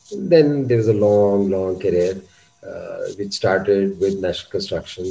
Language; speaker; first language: English; non-native, local second language; Urdu